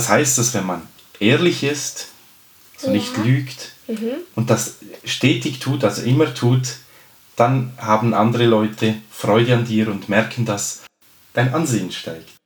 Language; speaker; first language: German; native; German